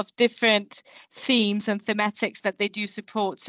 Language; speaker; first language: English; non-native, fluent; Danish